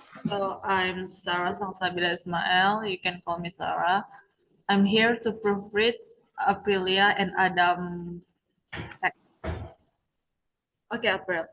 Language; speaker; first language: English; non-native, learner; Indonesian